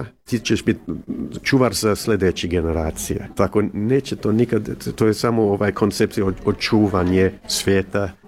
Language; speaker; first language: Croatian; early bilingual, heritage; English